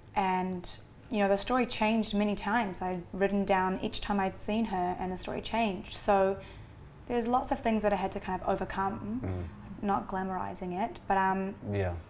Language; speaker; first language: English; native; English